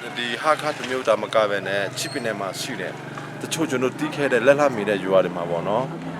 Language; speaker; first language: Burmese; non-native, local second language; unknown